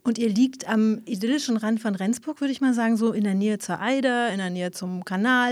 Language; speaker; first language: German; native; German